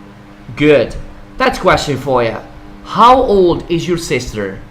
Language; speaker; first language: English; non-native, fluent; Spanish